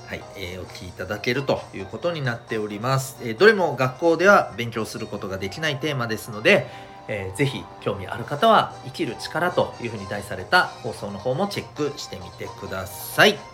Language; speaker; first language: Japanese; native; Japanese